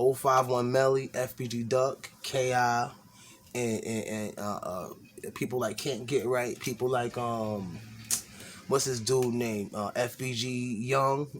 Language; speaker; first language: English; native; English